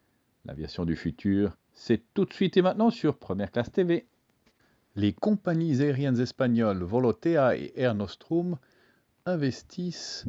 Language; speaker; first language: French; native; French